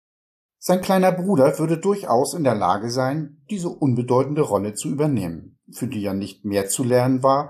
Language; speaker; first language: German; native; German